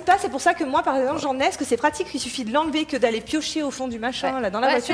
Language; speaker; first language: French; native; French